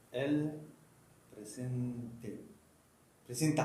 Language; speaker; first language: Spanish; non-native, learner; Arabic